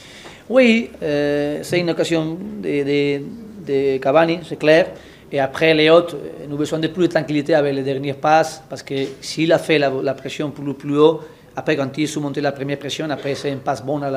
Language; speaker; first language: French; non-native, learner; Spanish